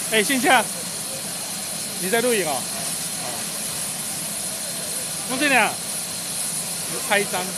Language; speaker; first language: Chinese; native; Chinese